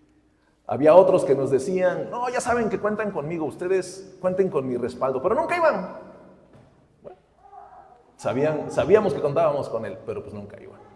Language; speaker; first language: Spanish; native; Spanish